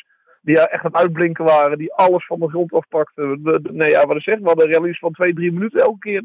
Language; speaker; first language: Dutch; native; Dutch